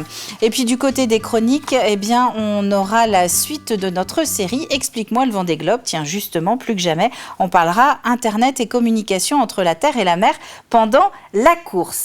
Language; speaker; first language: French; native; French